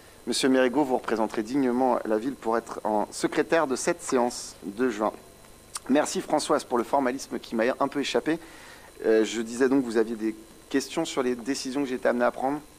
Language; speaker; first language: French; native; French